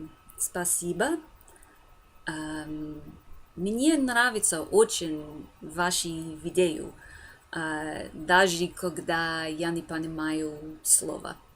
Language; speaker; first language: Russian; non-native, learner; English